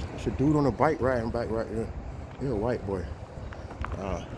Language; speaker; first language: English; native; English